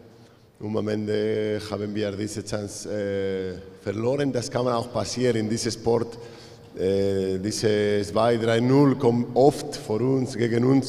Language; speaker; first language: German; non-native, learner; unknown